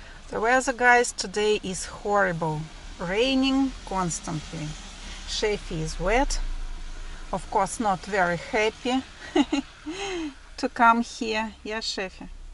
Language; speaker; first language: English; non-native, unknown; Russian